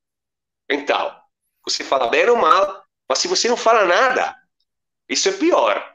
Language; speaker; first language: Portuguese; non-native, learner; Italian